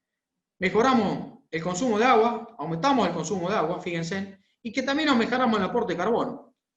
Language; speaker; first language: Spanish; native; Spanish